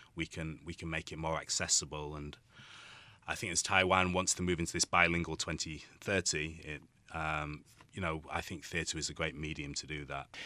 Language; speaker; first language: English; native; English